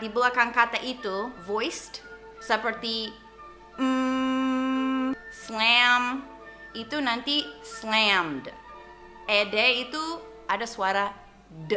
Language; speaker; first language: Indonesian; non-native, fluent; English